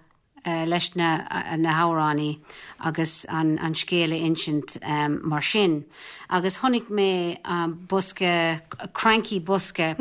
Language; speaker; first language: Irish; non-native, local second language; English